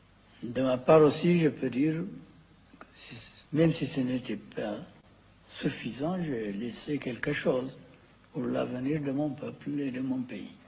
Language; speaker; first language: French; non-native, fluent; Amharic